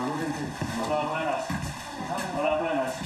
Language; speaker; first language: Spanish; non-native, learner; Korean